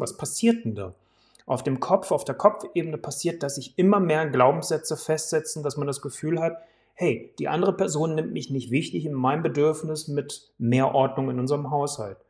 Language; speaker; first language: German; native; German